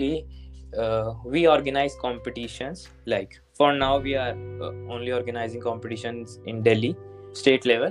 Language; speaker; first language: English; non-native, local second language; Hindi